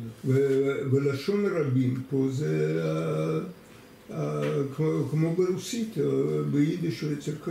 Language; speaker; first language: Hebrew; non-native, fluent; Russian